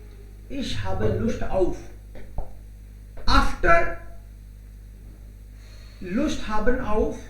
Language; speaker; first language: German; non-native, fluent; Hindi